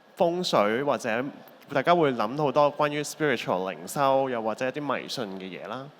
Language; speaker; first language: Cantonese; native; Cantonese